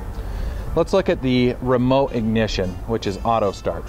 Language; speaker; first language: English; native; English